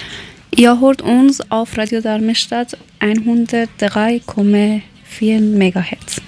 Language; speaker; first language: German; non-native, learner; Persian